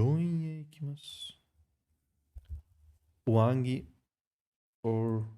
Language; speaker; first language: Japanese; non-native, learner; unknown